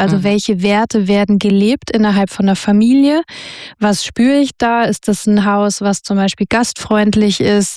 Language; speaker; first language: German; native; German